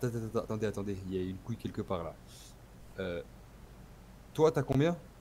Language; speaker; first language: French; native; French